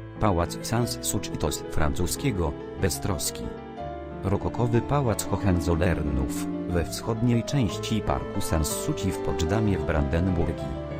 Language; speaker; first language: Polish; native; Polish